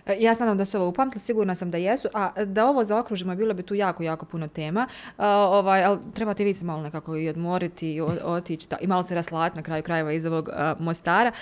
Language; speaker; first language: Serbian; native; Serbian